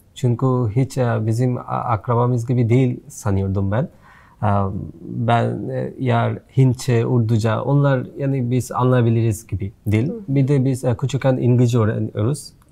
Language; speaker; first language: Turkish; non-native, fluent; Bangla